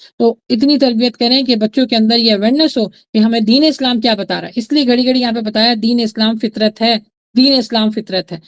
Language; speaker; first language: Urdu; native; Urdu